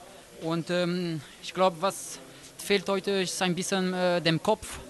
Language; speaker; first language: German; non-native, learner; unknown